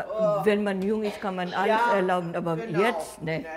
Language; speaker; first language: German; non-native, fluent; Filipino